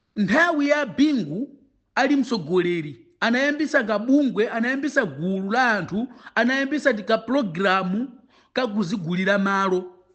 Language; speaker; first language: Nyanja; native; Nyanja